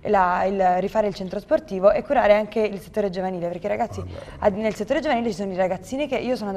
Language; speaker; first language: Italian; native; Italian